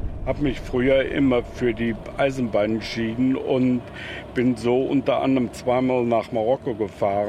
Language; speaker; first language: German; native; German